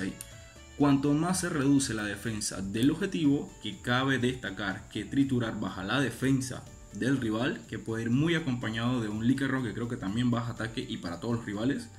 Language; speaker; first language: Spanish; native; Spanish